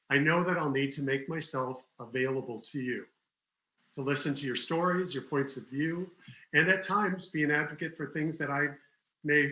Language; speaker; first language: English; native; English